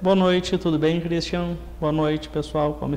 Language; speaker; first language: Portuguese; native; Portuguese